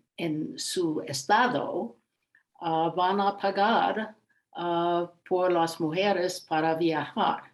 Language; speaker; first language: Spanish; non-native, learner; English